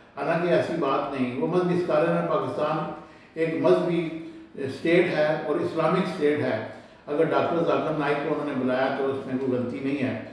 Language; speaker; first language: Urdu; native; Urdu